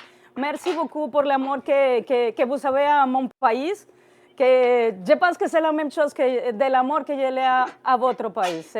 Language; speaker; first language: French; non-native, learner; Spanish